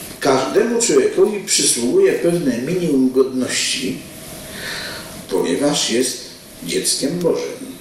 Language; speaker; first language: Polish; native; Polish